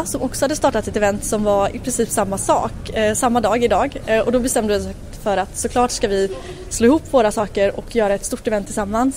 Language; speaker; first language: Swedish; native; Swedish